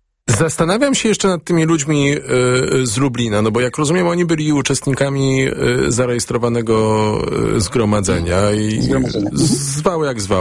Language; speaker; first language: Polish; native; Polish